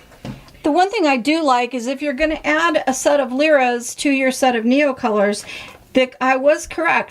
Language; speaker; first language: English; native; English